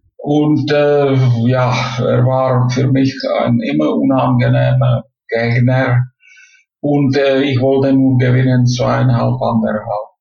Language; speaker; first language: German; non-native, fluent; Czech